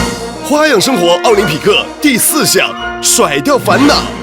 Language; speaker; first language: Chinese; native; Chinese